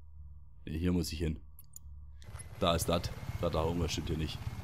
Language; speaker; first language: German; native; German